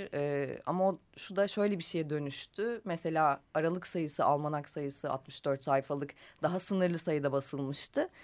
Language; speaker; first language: Turkish; native; Turkish